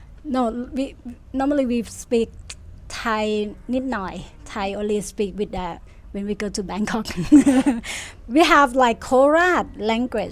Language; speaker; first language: English; non-native, fluent; Thai